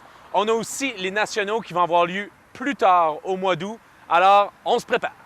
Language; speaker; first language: French; native; French